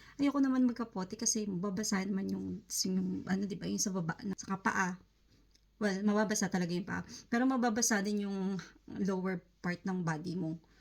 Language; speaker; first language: Filipino; native; Filipino